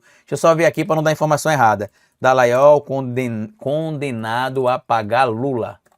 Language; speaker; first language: Portuguese; native; Portuguese